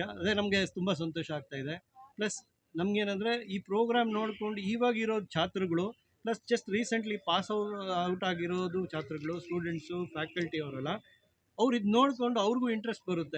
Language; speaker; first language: Kannada; non-native, local second language; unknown